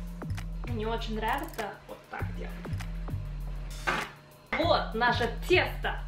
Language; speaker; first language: Russian; non-native, learner; English